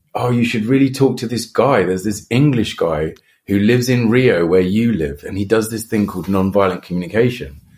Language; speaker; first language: English; native; English